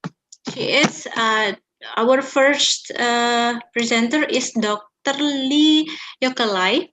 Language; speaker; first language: English; non-native, fluent; Indonesian